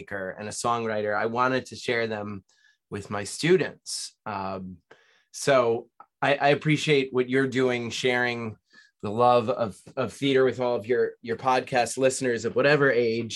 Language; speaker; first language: English; native; English